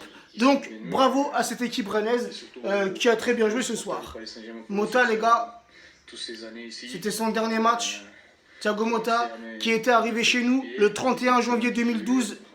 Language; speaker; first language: French; native; French